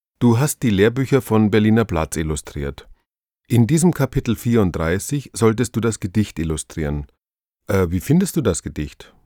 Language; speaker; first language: German; native; German